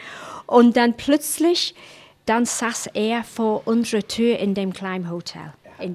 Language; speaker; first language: German; non-native, fluent; English